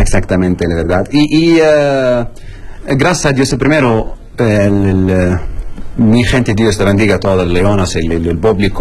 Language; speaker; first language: Spanish; non-native, learner; Arabic